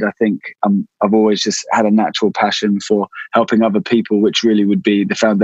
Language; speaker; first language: English; native; English